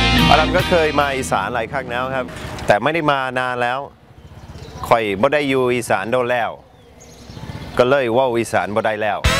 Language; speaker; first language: Thai; non-native, fluent; English